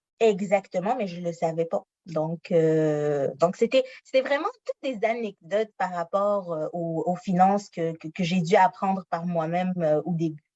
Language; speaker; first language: French; non-native, local second language; Arabic